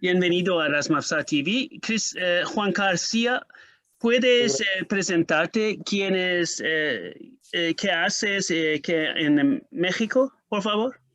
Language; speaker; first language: Spanish; non-native, fluent; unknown